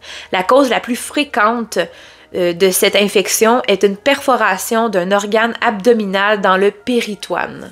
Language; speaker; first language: French; native; French